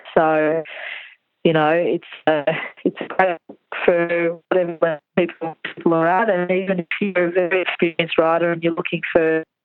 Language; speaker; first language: English; native; English